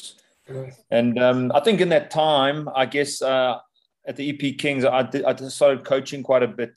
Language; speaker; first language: English; native; English